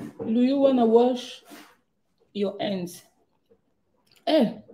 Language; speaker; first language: English; non-native, learner; Lingala